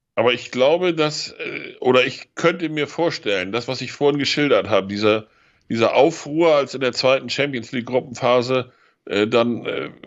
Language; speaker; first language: German; native; German